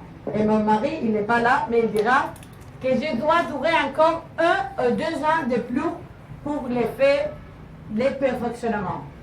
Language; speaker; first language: French; non-native, learner; Spanish